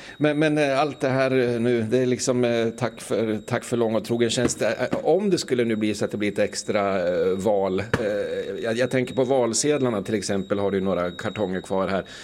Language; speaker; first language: Swedish; native; Swedish